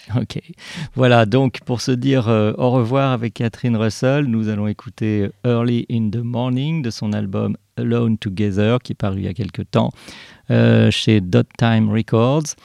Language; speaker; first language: French; native; French